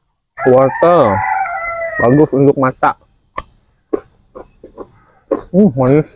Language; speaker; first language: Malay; non-native, local second language; Sundanese